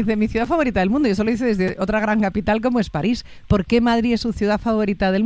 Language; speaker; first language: Spanish; native; Spanish